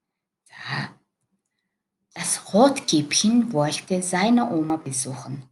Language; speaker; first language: German; non-native, learner; Mongolian